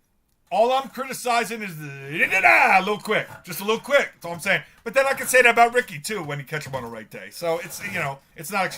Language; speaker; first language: English; native; English